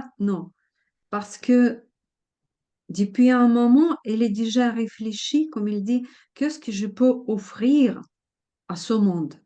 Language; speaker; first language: French; non-native, fluent; Russian